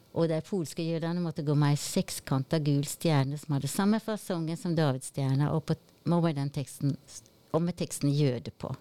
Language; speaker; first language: Norwegian; native; Norwegian